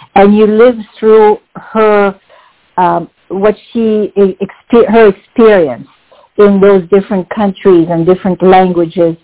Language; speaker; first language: English; non-native, fluent; French